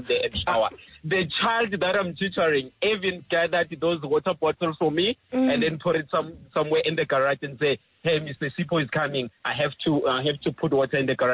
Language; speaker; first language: English; non-native, local second language; Zulu